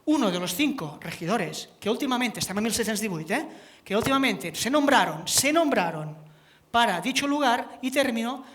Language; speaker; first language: Spanish; non-native, local second language; Catalan